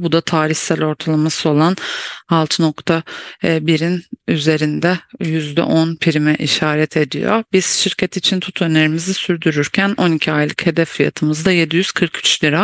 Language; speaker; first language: Turkish; native; Turkish